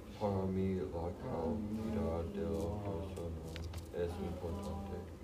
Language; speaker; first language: Spanish; non-native, learner; English